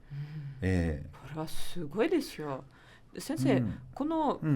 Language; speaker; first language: Japanese; non-native, learner; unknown